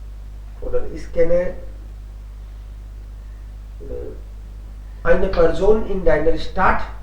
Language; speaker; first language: German; non-native, fluent; Hindi